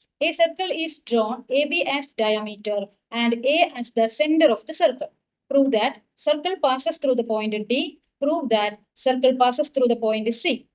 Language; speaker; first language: English; non-native, local second language; Malayalam